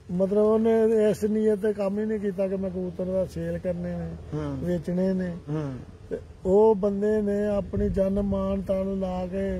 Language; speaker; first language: Punjabi; native; Punjabi